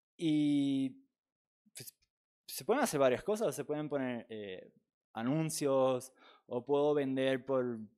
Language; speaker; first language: Spanish; native; Spanish